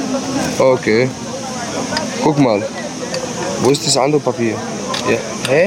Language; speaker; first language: German; non-native, fluent; Arabic